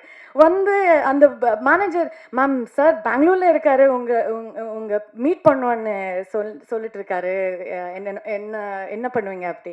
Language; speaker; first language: Tamil; non-native, learner; Kannada